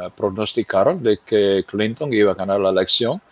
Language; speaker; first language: Spanish; non-native, fluent; English